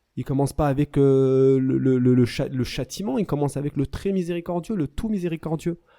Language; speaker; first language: French; native; French